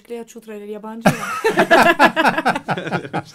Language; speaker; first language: Turkish; non-native, fluent; Albanian